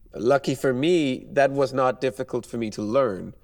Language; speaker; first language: English; non-native, fluent; Danish